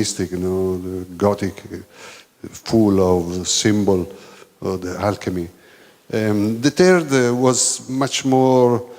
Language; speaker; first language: English; non-native, learner; Italian